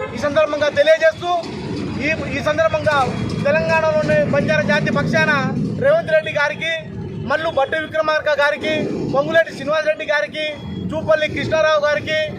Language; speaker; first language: Telugu; non-native, local second language; Lambadi